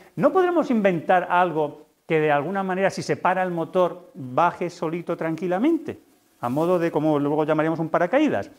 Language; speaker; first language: Spanish; native; Spanish